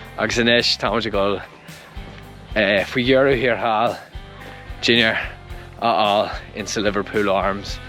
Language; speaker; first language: Irish; non-native, local second language; English